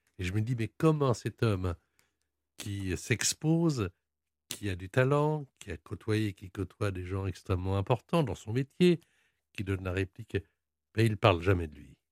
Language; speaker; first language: French; native; French